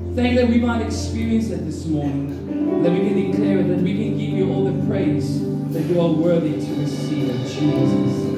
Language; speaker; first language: English; non-native, local second language; Afrikaans